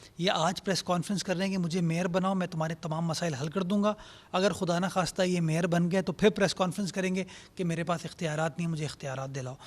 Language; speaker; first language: Urdu; native; Urdu